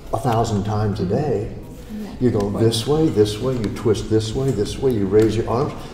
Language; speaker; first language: English; native; English